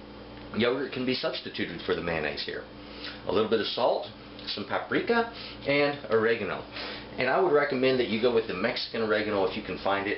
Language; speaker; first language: English; native; English